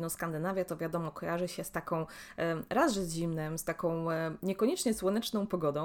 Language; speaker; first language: Polish; native; Polish